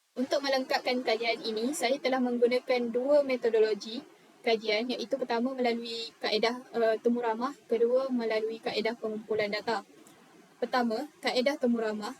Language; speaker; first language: Malay; native; Malay